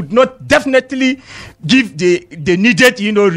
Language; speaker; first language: English; non-native, local second language; Hausa